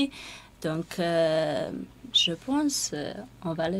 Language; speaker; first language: French; non-native, fluent; Serbian